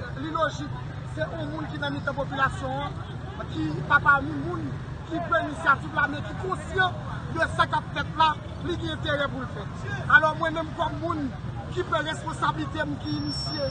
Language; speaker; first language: Haitian Creole; native; Haitian Creole